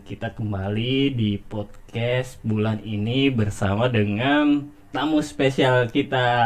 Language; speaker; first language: Indonesian; native; Indonesian